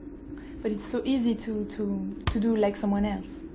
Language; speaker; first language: English; non-native, fluent; French